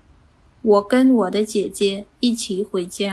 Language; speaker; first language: Chinese; non-native, fluent; Khmer